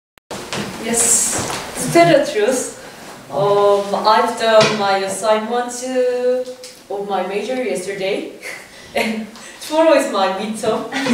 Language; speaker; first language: English; non-native, learner; Korean